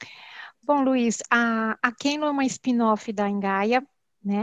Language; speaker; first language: Portuguese; native; Portuguese